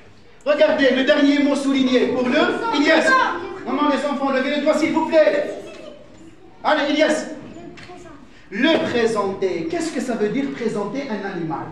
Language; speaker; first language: French; non-native, fluent; Arabic